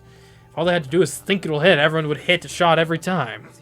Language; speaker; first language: English; native; English